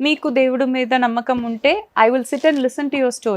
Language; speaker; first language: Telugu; non-native, learner; Malayalam